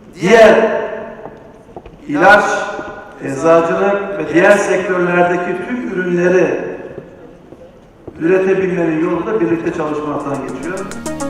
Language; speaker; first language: Turkish; native; Turkish